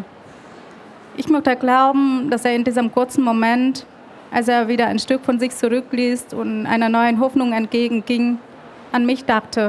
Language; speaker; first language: German; early bilingual, other home language; Vietnamese